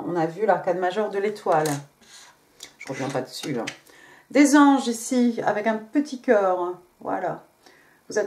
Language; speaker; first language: French; native; French